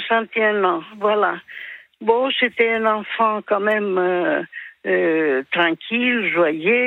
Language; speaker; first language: French; early bilingual, other home language; Greek